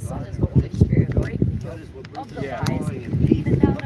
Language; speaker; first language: English; native; English